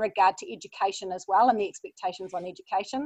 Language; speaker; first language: English; native; English